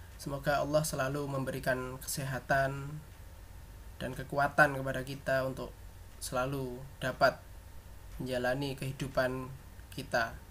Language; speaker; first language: Indonesian; native; Indonesian